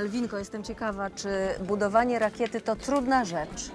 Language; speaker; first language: Polish; native; Polish